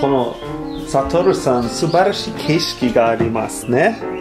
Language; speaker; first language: Japanese; non-native, learner; English